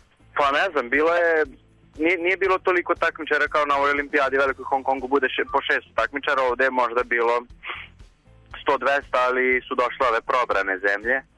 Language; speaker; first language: Serbian; native; Serbian